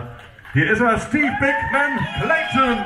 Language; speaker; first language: German; native; German